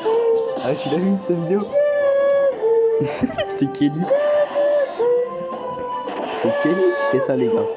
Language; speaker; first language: French; native; French